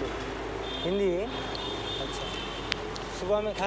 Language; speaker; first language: Hindi; non-native, local second language; Telugu